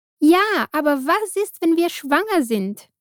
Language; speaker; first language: German; non-native, fluent; Portuguese